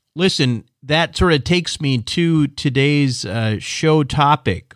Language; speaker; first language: English; native; English